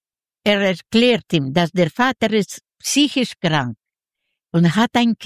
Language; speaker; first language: German; non-native, learner; Yiddish